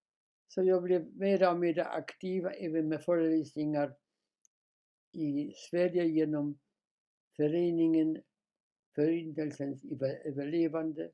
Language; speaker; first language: Swedish; non-native, fluent; Polish